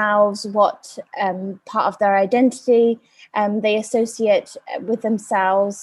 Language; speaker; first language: English; native; English